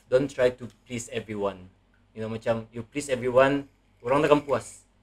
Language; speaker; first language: English; non-native, local second language; Malay